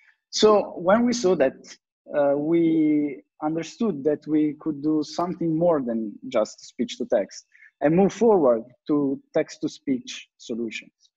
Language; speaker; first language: English; non-native, fluent; Italian